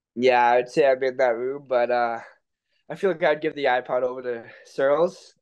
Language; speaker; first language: English; native; English